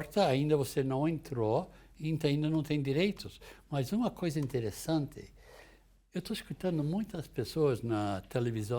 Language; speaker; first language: Portuguese; non-native, fluent; English